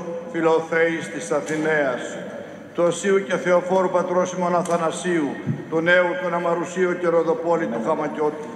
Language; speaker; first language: Greek; native; Greek